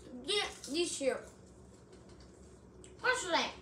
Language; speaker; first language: French; non-native, local second language; English